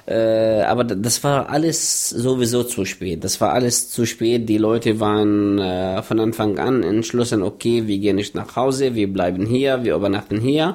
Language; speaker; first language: German; non-native, fluent; Arabic